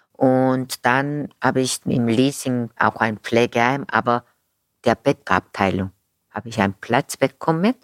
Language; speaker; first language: German; non-native, fluent; Korean